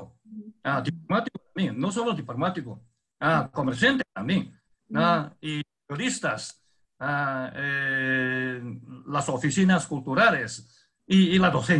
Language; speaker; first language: Spanish; non-native, fluent; Chinese